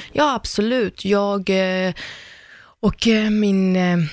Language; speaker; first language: Swedish; early bilingual, other home language; Persian